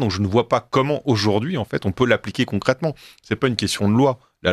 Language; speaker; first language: French; native; French